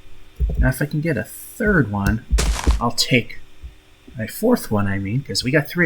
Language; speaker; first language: English; native; English